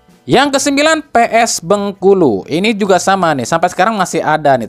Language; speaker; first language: Indonesian; native; Indonesian